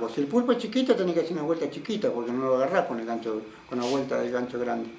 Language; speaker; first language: Spanish; native; Spanish